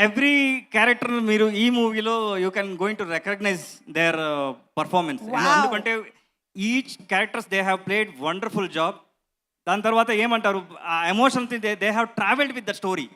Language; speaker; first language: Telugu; non-native, learner; Kannada